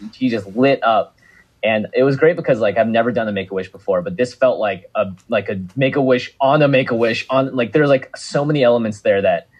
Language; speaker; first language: English; native; English